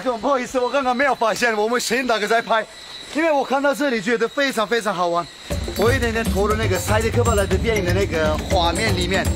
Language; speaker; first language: Chinese; non-native, fluent; Turkish